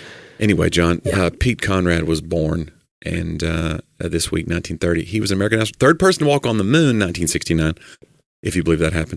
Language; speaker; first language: English; native; English